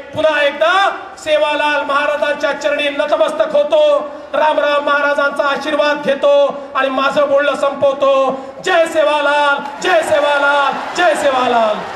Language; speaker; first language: Marathi; native; Marathi